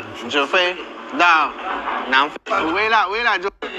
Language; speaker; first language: Chinese; non-native, fluent; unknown